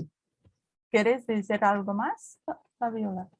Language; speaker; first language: Spanish; non-native, learner; Portuguese